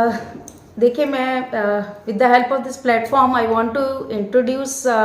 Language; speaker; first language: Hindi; native; Hindi